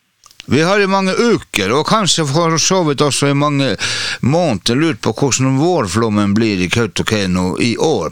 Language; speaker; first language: Norwegian; native; Norwegian